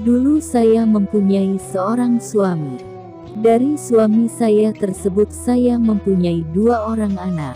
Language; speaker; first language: Indonesian; native; Indonesian